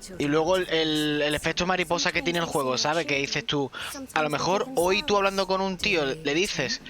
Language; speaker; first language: Spanish; native; Spanish